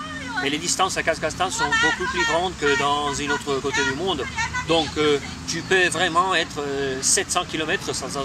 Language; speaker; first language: French; non-native, fluent; Spanish